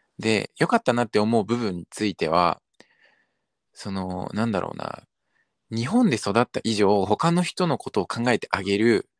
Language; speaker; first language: Japanese; early bilingual, other home language; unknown